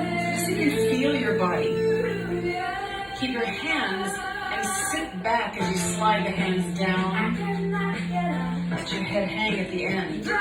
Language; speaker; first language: English; native; English